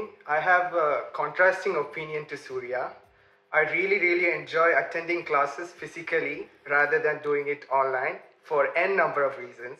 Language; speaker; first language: English; non-native, local second language; Tamil